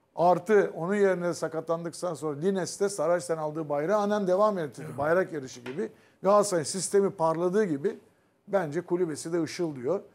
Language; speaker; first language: Turkish; native; Turkish